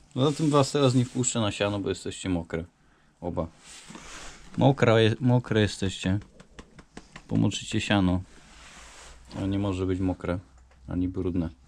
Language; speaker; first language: Polish; native; Polish